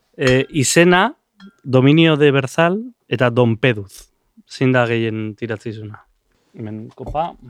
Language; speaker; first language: Basque; native; Basque